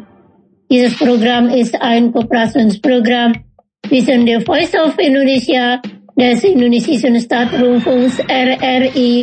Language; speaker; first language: German; non-native, learner; Indonesian